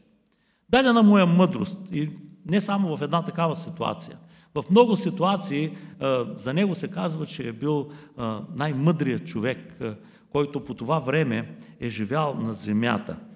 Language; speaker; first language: Bulgarian; native; Bulgarian